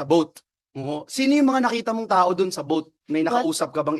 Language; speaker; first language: Filipino; native; Filipino